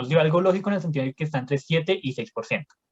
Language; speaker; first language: Spanish; native; Spanish